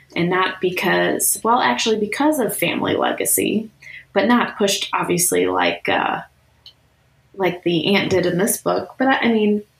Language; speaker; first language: English; native; English